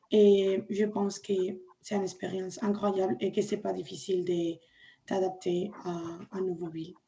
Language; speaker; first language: French; non-native, learner; Spanish